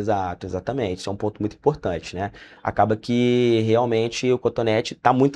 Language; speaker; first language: Portuguese; native; Portuguese